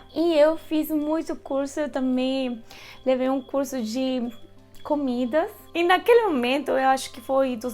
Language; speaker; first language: Portuguese; non-native, fluent; Spanish